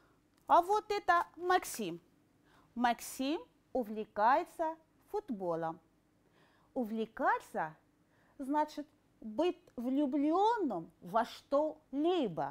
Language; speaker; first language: Russian; non-native, fluent; Arabic